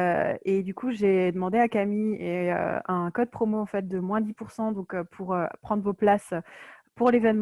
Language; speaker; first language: French; native; French